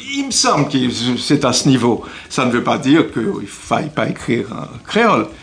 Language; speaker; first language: French; non-native, local second language; Haitian Creole